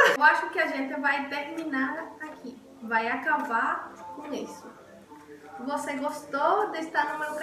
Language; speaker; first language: Portuguese; non-native, learner; Spanish